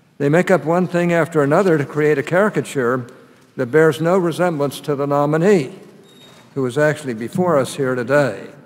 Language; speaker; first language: English; native; English